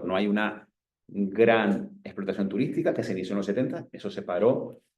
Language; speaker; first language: Spanish; native; Spanish